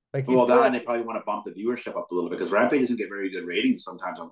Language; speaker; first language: English; native; English